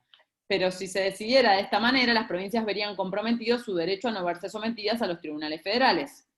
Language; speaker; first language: Spanish; native; Spanish